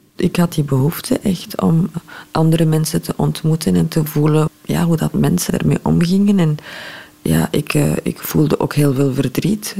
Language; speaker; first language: Dutch; early bilingual, other home language; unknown